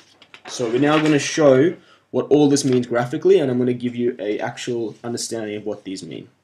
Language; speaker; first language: English; native; English